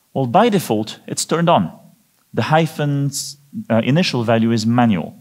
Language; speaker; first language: English; non-native, fluent; French